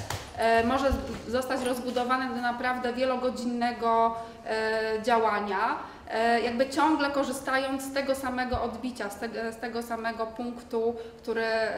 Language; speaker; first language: Polish; native; Polish